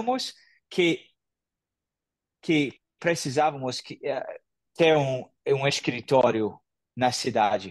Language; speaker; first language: Portuguese; non-native, fluent; English